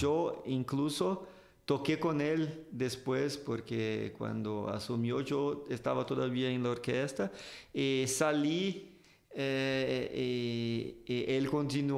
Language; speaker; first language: Spanish; non-native, fluent; Portuguese